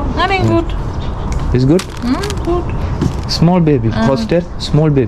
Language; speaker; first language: English; non-native, learner; Malayalam